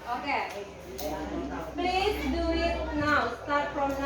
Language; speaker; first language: English; non-native, learner; Indonesian